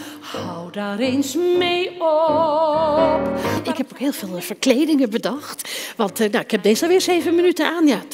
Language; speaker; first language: Dutch; native; Dutch